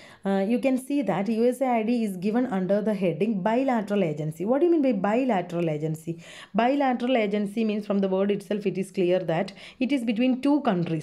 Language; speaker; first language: English; non-native, local second language; Malayalam